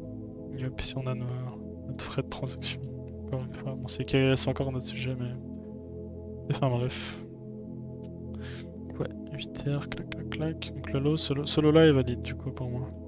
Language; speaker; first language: French; native; French